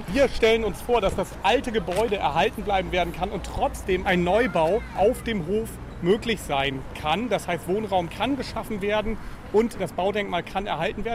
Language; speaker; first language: German; native; German